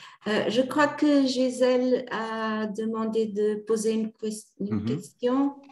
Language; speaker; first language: French; non-native, fluent; Portuguese